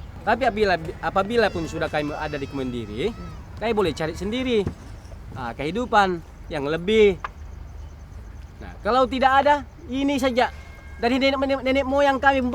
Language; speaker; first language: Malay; non-native, local second language; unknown